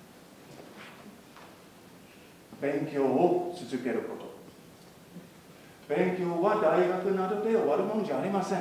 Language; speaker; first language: Japanese; non-native, fluent; English